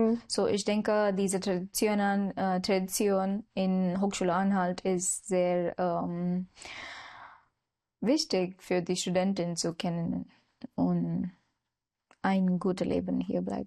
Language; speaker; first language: German; non-native, learner; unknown